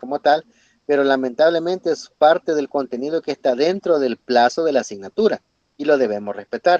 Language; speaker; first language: Spanish; native; Spanish